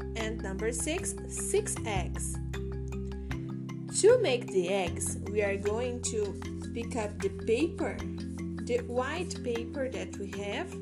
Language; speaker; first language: English; non-native, fluent; Portuguese